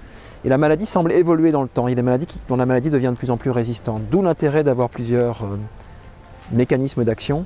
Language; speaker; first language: French; native; French